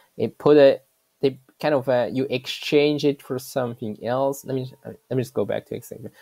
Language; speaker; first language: English; non-native, fluent; German